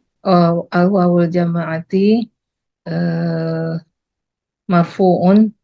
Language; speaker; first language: Arabic; non-native, learner; Indonesian